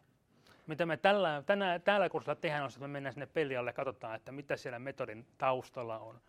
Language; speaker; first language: Finnish; native; Finnish